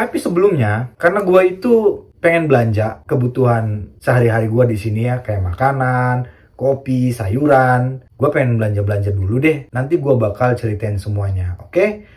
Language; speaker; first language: Indonesian; native; Indonesian